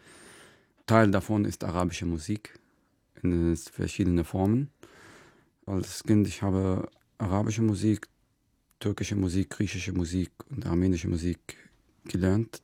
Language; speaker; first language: German; non-native, fluent; Arabic